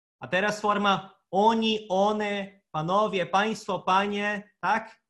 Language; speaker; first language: Polish; non-native, fluent; Portuguese